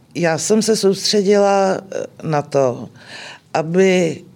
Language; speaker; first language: Czech; native; Czech